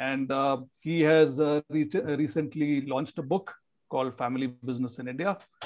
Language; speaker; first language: English; non-native, local second language; Kannada